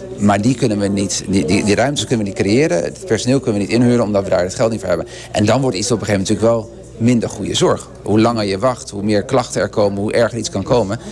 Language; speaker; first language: Dutch; non-native, local second language; Papiamento